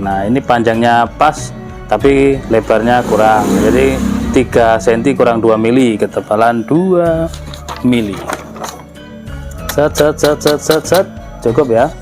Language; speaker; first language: Indonesian; native; Indonesian